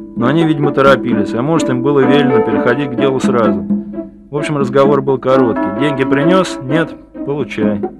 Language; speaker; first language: Russian; native; Russian